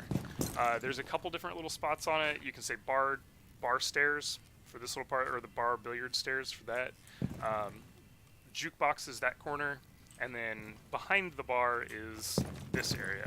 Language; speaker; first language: English; native; English